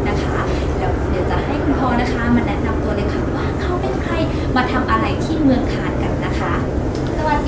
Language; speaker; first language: Thai; native; Thai